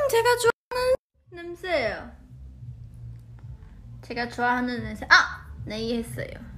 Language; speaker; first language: Korean; non-native, learner; Chinese